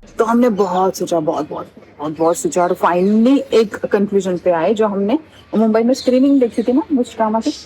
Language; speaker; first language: Hindi; non-native, local second language; Marathi